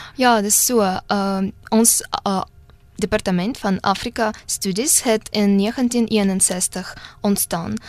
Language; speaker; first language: Afrikaans; non-native, fluent; Russian